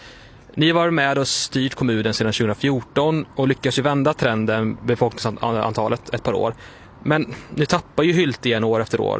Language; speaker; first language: Swedish; native; Swedish